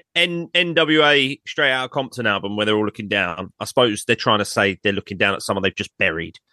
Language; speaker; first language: English; native; English